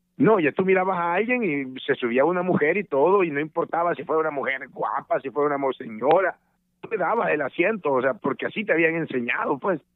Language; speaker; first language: Spanish; native; Spanish